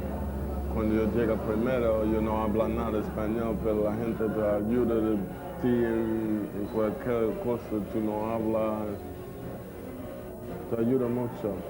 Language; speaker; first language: Spanish; non-native, learner; English